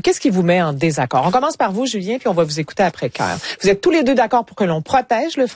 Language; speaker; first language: French; native; French